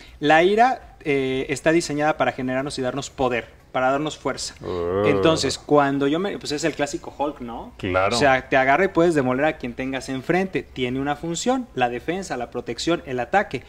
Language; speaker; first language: Spanish; native; Spanish